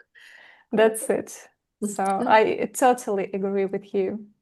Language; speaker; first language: English; non-native, fluent; Russian